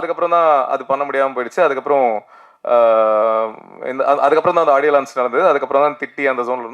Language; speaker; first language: Tamil; native; Tamil